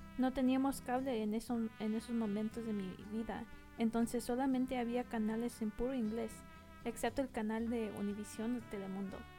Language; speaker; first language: Spanish; early bilingual, heritage; Spanish